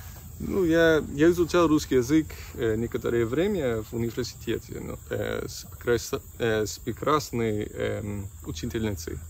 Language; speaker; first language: Russian; non-native, learner; English